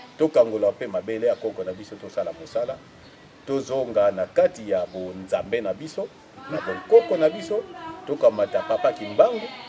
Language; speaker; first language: Lingala; non-native, local second language; Kongo